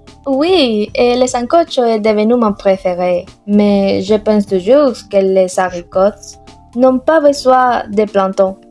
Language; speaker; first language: French; non-native, learner; Spanish